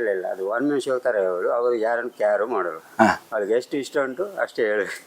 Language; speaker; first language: Kannada; non-native, local second language; Tulu